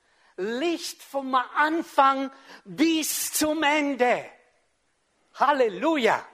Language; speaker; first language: German; non-native, fluent; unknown